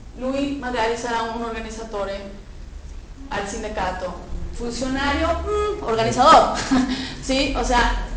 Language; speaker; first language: Italian; non-native, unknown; Spanish